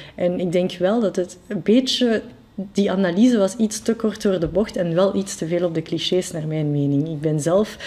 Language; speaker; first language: Dutch; non-native, fluent; French